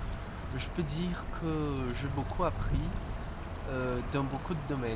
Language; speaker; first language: French; non-native, fluent; Portuguese